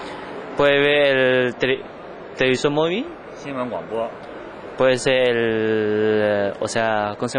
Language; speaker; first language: Spanish; non-native, learner; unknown